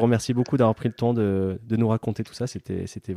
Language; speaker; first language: French; native; French